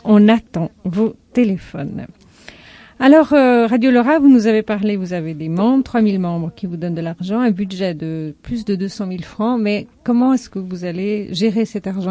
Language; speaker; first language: French; native; French